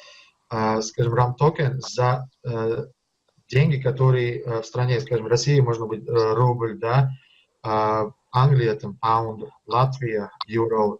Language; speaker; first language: Russian; early bilingual, heritage; Russian